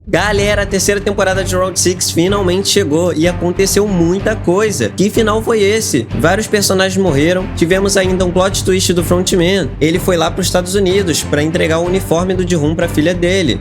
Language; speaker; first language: Portuguese; native; Portuguese